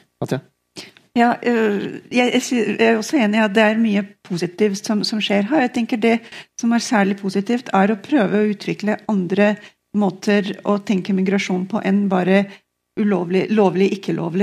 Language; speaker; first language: Norwegian; non-native, fluent; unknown